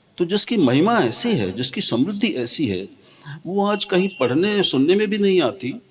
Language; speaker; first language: Hindi; native; Hindi